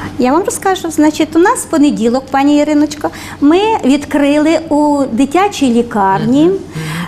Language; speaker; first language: Ukrainian; native; Ukrainian